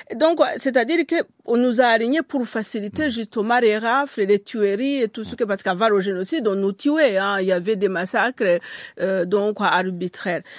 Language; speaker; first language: French; non-native, local second language; Kinyarwanda